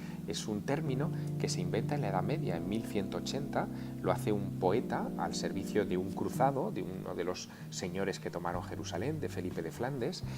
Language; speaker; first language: Spanish; native; Spanish